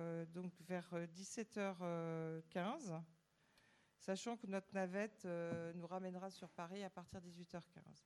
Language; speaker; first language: French; native; French